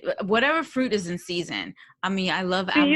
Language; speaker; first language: English; native; English